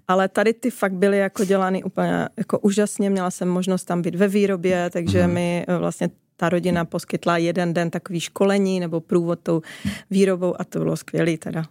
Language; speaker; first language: Czech; native; Czech